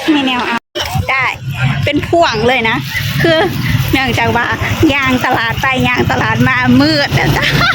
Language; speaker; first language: Thai; native; Thai